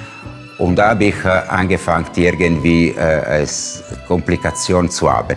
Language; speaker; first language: German; non-native, fluent; Italian